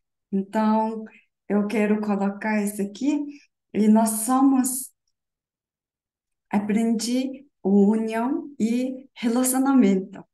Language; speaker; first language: Portuguese; non-native, learner; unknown